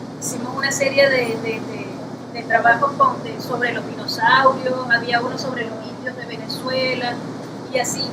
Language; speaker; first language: Spanish; native; Spanish